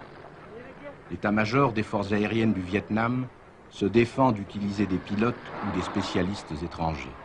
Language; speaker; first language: French; native; French